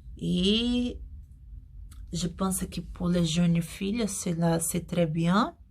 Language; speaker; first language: French; non-native, learner; Portuguese